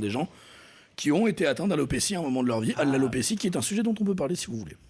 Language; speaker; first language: French; native; French